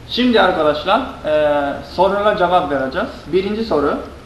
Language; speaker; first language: Turkish; non-native, fluent; Japanese